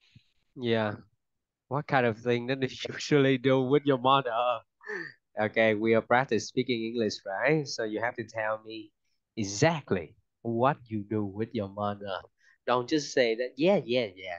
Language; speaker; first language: English; non-native, fluent; Vietnamese